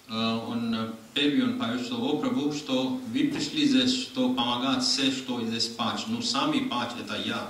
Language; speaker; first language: Russian; non-native, learner; Hindi